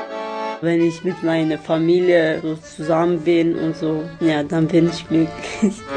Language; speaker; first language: German; early bilingual, other home language; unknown